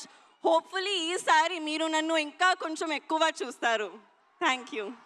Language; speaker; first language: Telugu; non-native, learner; Hindi